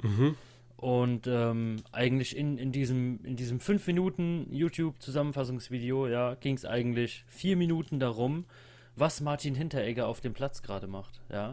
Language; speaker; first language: German; native; German